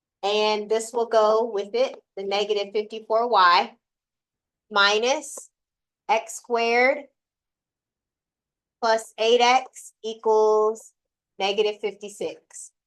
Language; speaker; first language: English; native; English